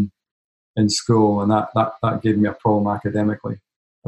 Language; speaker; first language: English; native; English